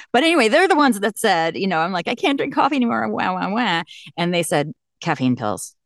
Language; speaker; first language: English; native; English